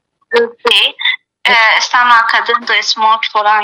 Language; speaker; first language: Italian; non-native, learner; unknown